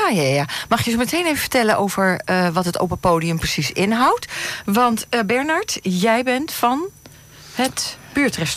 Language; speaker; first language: Dutch; native; Dutch